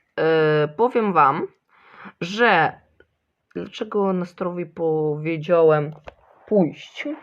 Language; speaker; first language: Polish; early bilingual, other home language; Ukrainian